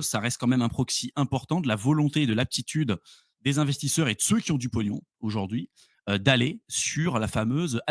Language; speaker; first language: French; native; French